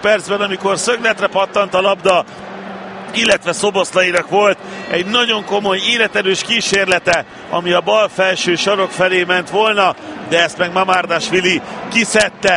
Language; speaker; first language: Hungarian; native; Hungarian